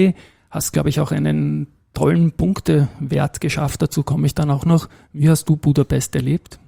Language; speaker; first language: German; native; German